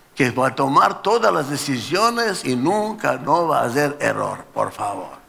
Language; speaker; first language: Spanish; non-native, learner; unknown